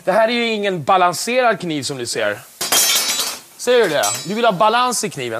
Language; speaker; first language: Swedish; native; Swedish